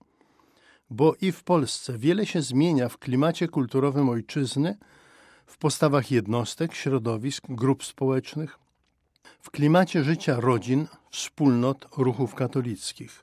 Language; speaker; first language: Polish; native; Polish